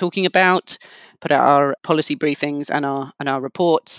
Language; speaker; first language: English; native; English